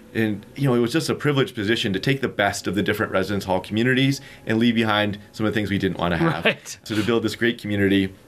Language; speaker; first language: English; native; English